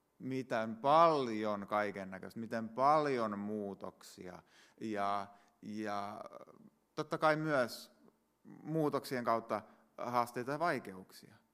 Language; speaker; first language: Finnish; native; Finnish